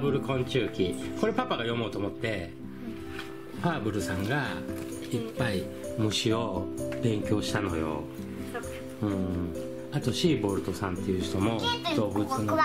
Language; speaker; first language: Japanese; native; Japanese